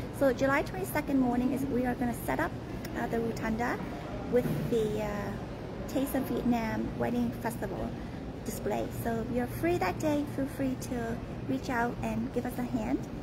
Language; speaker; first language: English; early bilingual, other home language; Vietnamese